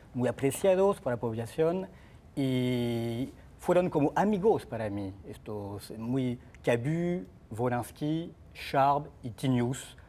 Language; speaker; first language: Spanish; non-native, fluent; French